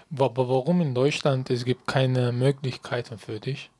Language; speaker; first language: German; non-native, learner; Kurdish